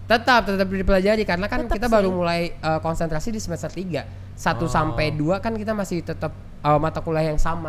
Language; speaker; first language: Indonesian; native; Indonesian